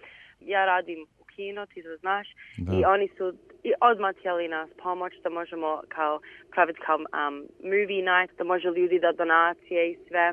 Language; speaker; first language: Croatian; early bilingual, heritage; Bosnian